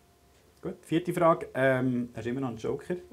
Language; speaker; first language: German; native; German